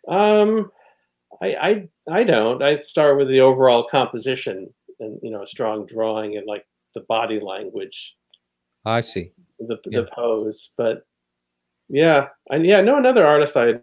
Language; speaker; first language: English; native; English